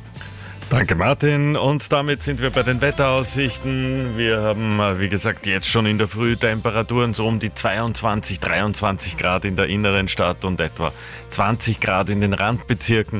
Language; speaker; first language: German; native; German